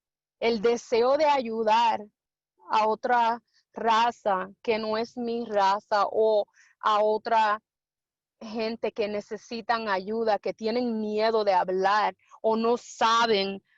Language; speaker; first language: Spanish; early bilingual, heritage; Spanish